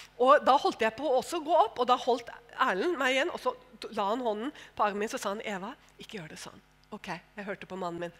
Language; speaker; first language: Norwegian; native; Norwegian